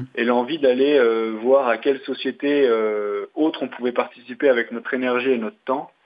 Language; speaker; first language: French; native; French